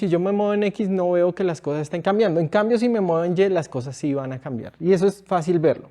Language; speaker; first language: Spanish; native; Spanish